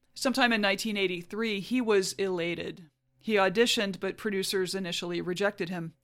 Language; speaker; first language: English; native; English